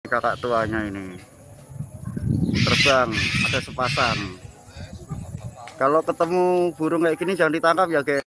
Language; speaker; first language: Indonesian; non-native, local second language; Javanese